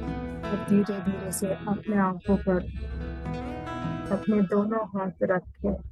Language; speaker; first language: Hindi; native; Hindi